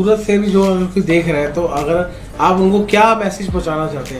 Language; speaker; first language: Hindi; native; Hindi